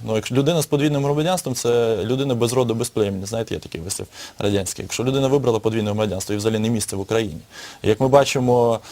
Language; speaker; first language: Ukrainian; native; Ukrainian